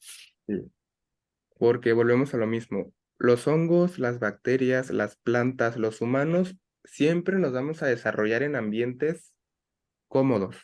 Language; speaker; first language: Spanish; native; Spanish